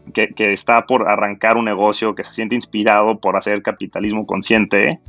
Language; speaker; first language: Spanish; native; Spanish